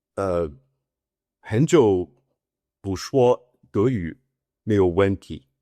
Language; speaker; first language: Chinese; non-native, learner; Portuguese